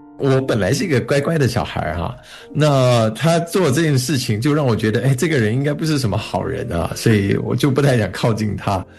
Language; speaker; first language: Chinese; native; Chinese